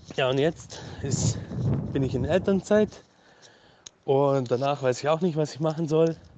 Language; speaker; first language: German; native; German